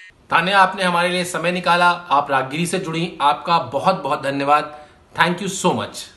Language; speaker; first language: Hindi; native; Hindi